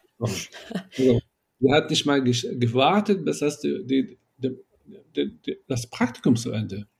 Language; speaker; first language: German; non-native, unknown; Arabic